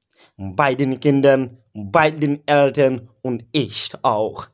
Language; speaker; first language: German; non-native, learner; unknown